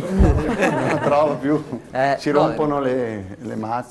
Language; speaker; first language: Italian; native; Italian